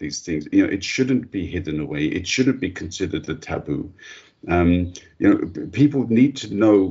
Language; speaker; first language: English; native; English